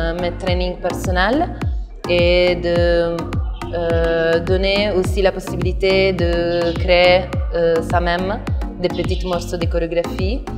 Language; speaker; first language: French; non-native, learner; Italian